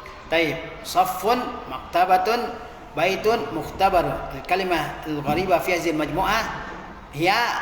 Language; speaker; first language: Arabic; non-native, fluent; Indonesian